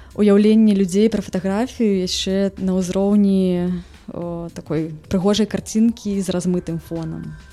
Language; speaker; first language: Belarusian; native; Belarusian